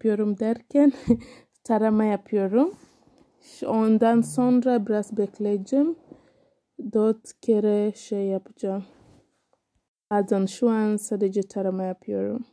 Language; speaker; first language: Turkish; non-native, learner; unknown